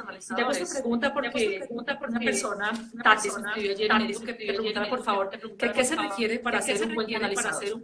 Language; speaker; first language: Spanish; native; Spanish